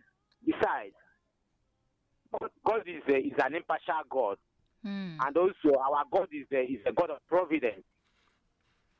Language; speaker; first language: English; non-native, local second language; Igbo